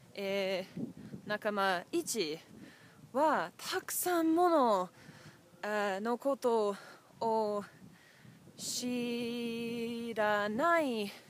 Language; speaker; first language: Japanese; non-native, learner; English